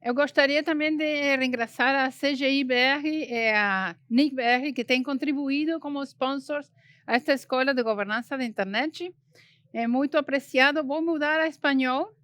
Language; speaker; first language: Portuguese; non-native, fluent; Spanish